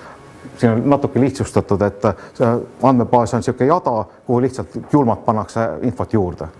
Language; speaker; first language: Estonian; native; Estonian